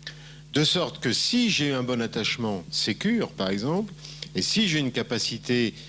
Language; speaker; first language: French; native; French